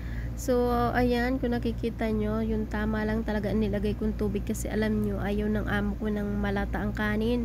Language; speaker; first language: Filipino; native; Filipino